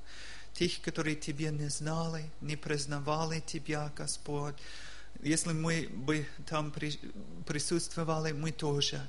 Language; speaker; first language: Russian; non-native, learner; English